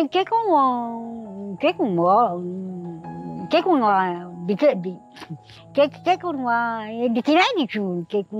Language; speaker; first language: Japanese; non-native, learner; Filipino